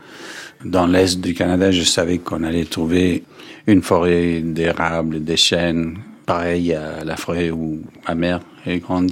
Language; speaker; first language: French; non-native, fluent; English